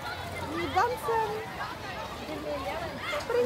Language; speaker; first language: Dutch; early bilingual, other home language; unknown